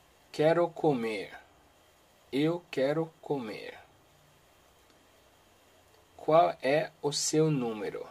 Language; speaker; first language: Portuguese; non-native, learner; Haitian Creole